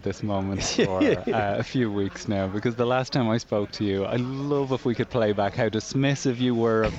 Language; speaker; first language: English; native; English